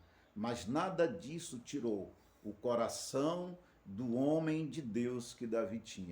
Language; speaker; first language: Portuguese; native; Portuguese